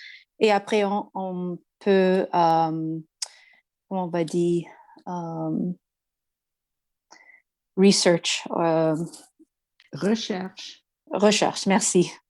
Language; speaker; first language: French; non-native, learner; English